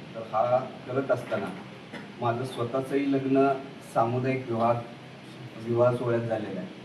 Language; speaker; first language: Marathi; native; Marathi